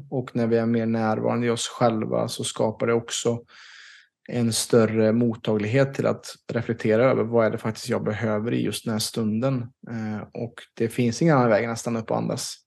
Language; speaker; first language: Swedish; native; Swedish